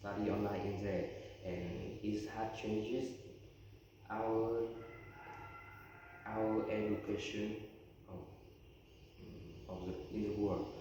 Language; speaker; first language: English; non-native, learner; Vietnamese